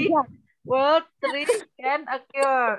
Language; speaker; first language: English; non-native, fluent; Indonesian